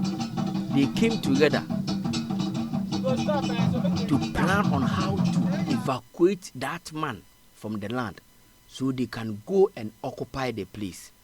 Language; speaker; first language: English; non-native, local second language; Akan